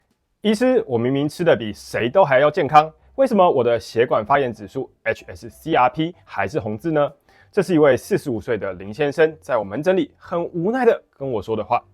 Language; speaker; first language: Chinese; native; Chinese